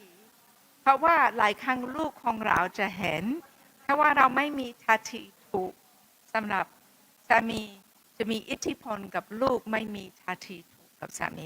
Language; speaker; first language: Thai; non-native, fluent; English